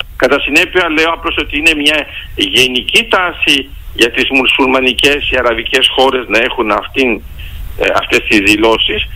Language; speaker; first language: Greek; early bilingual, heritage; Greek